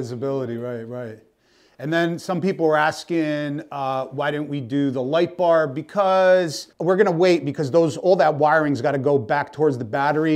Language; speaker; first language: English; native; English